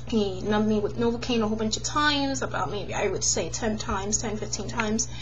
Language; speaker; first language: English; native; English